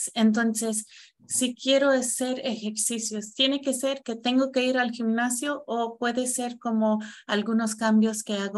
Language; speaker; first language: Spanish; non-native, fluent; English